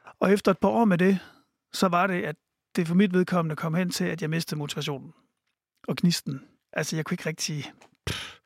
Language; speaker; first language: Danish; native; Danish